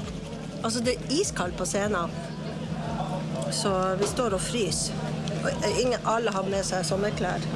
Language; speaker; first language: Norwegian; native; Norwegian